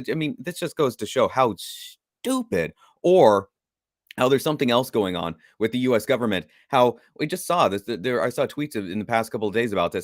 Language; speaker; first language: English; native; English